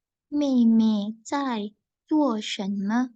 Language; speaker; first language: Chinese; non-native, fluent; Indonesian